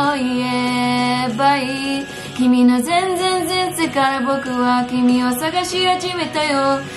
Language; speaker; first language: Japanese; non-native, fluent; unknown